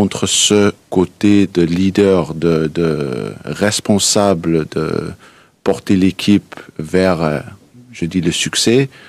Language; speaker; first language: French; non-native, fluent; Danish